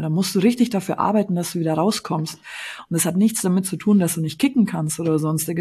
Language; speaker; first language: German; native; German